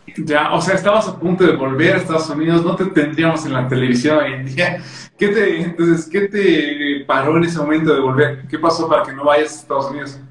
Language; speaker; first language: Spanish; native; Spanish